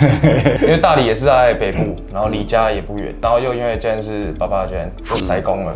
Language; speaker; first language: Chinese; native; Chinese